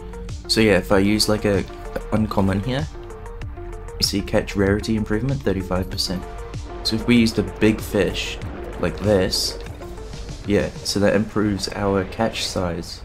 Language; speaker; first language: English; native; English